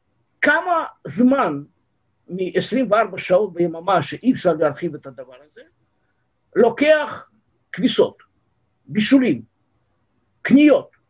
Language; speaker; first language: Hebrew; non-native, fluent; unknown